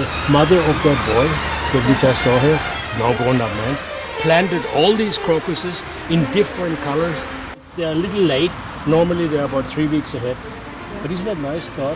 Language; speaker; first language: English; non-native, fluent; German